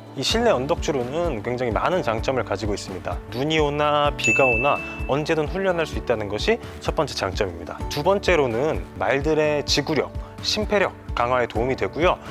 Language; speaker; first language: Korean; native; Korean